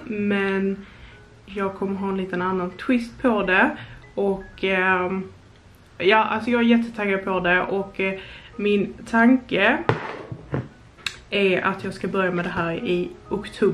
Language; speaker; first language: Swedish; native; Swedish